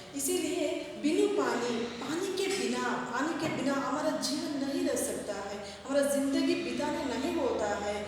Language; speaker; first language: Hindi; non-native, local second language; Kannada